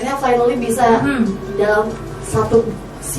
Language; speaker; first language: Indonesian; native; Indonesian